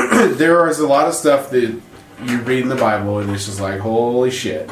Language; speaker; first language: English; native; English